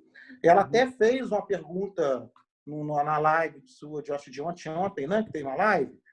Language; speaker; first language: Portuguese; native; Portuguese